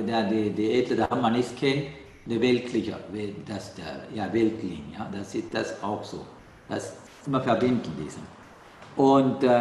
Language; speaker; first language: German; non-native, learner; Sinhala